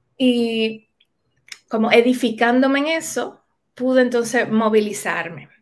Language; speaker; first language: Spanish; native; Spanish